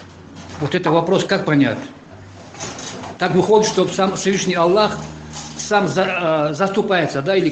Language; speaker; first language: Russian; non-native, learner; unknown